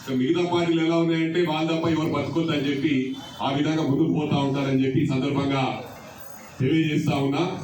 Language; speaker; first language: Telugu; native; Telugu